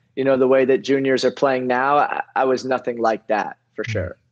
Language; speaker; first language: English; native; English